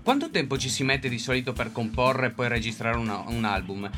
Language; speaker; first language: Italian; native; Italian